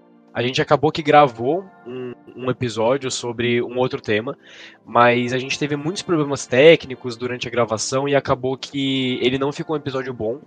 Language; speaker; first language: Portuguese; native; Portuguese